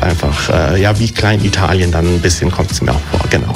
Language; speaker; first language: German; early bilingual, other home language; Italian